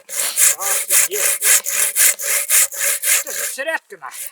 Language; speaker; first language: Russian; non-native, local second language; Yakut